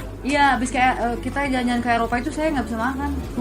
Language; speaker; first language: Indonesian; native; Indonesian